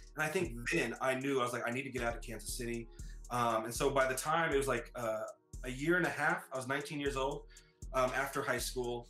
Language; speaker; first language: English; native; English